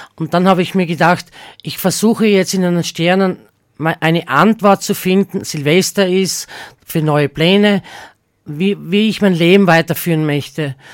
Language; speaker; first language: German; native; German